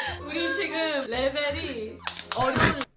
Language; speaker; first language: Korean; early bilingual, heritage; English